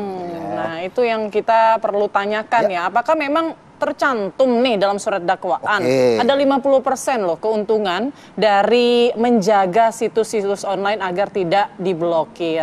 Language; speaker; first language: Indonesian; native; Indonesian